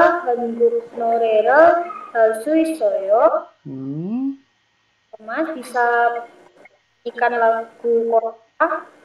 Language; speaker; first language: Korean; non-native, learner; Indonesian